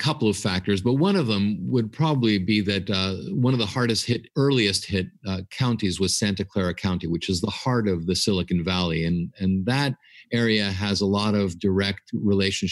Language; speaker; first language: English; native; English